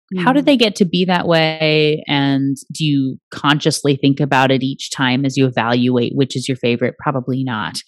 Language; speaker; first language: English; native; English